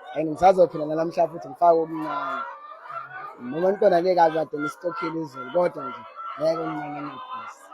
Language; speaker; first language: Zulu; native; Zulu